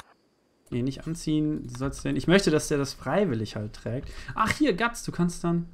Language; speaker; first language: German; native; German